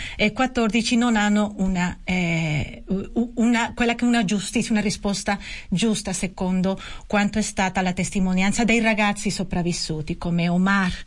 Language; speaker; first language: Italian; non-native, fluent; Spanish